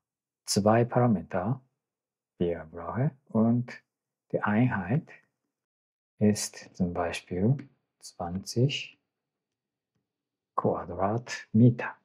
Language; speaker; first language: German; non-native, learner; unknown